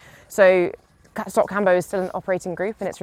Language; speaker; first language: English; native; English